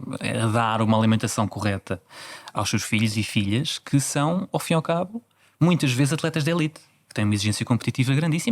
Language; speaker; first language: Portuguese; native; Portuguese